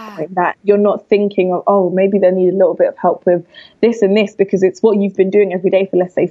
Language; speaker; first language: English; native; English